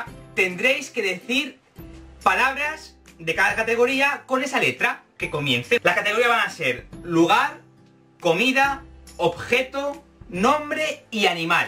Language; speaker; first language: Spanish; native; Spanish